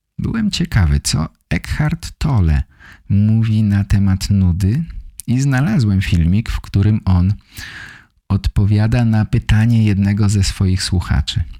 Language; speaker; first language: Polish; native; Polish